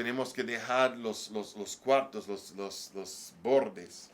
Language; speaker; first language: Spanish; non-native, learner; English